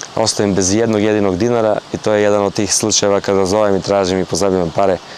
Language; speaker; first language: Serbian; native; Serbian